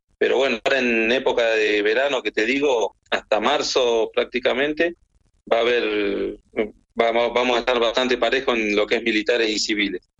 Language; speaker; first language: Spanish; native; Spanish